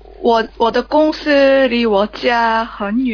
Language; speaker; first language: Chinese; non-native, learner; Korean